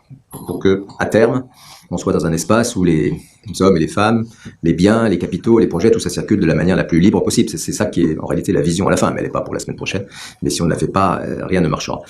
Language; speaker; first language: French; native; French